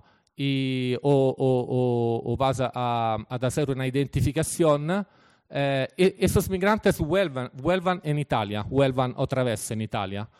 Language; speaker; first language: Spanish; non-native, fluent; Italian